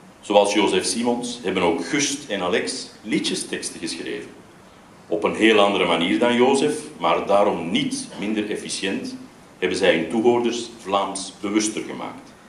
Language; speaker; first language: Dutch; native; Dutch